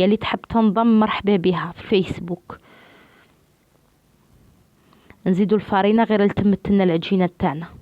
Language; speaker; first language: Arabic; native; Arabic